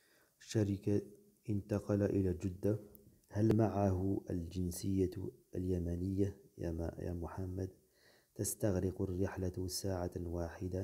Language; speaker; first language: Arabic; non-native, fluent; French